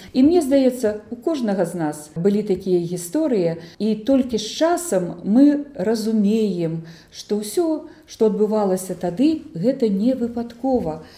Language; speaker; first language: Belarusian; native; Belarusian